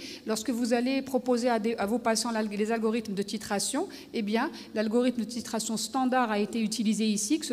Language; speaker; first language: French; non-native, local second language; Arabic